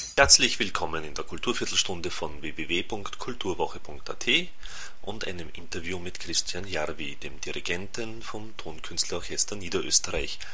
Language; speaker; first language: German; native; German